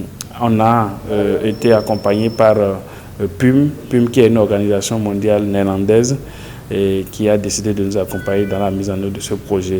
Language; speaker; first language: French; native; French